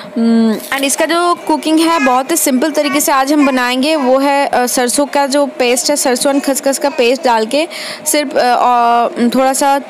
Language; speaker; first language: Hindi; non-native, local second language; Bangla